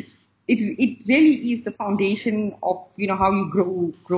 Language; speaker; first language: English; native; English